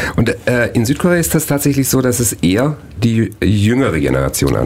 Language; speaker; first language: German; native; German